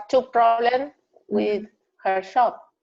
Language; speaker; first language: English; non-native, learner; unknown